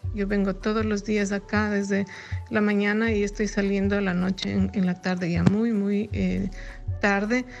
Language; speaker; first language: Spanish; native; Spanish